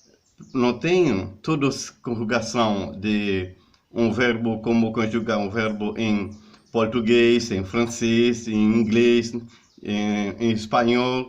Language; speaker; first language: Portuguese; non-native, learner; Haitian Creole